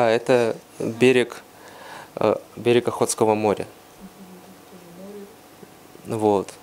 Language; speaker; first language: Russian; native; Russian